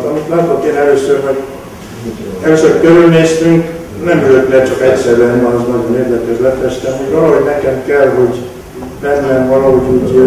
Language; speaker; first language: Hungarian; non-native, local second language; Romanian